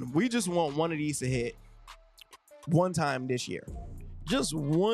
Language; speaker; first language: English; native; English